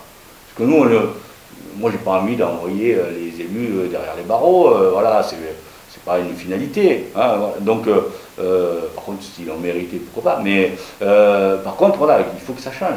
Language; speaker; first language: French; native; French